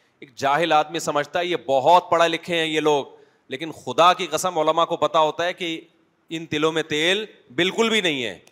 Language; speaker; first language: Urdu; native; Urdu